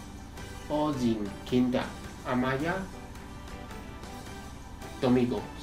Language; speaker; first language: Portuguese; non-native, learner; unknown